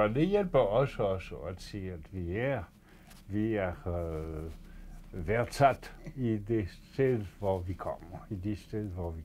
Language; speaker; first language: Danish; non-native, fluent; French